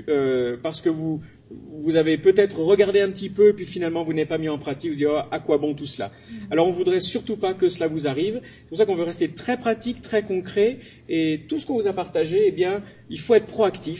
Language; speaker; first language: French; native; French